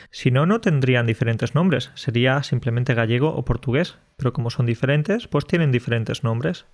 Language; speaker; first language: Spanish; native; Spanish